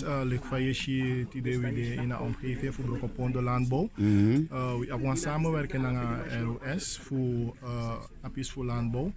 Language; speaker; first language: Dutch; non-native, learner; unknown